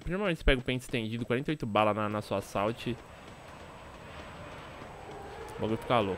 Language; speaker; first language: Portuguese; native; Portuguese